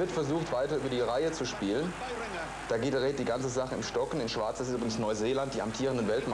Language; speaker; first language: German; native; German